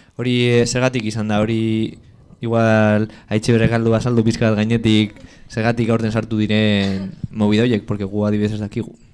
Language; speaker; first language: Basque; non-native, local second language; Spanish